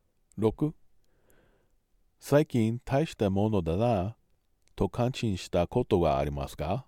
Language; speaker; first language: Japanese; non-native, learner; English